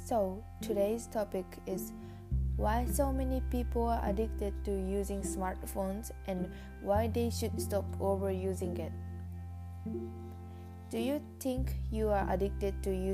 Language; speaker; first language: English; non-native, learner; Japanese